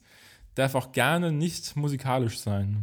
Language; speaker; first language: German; native; German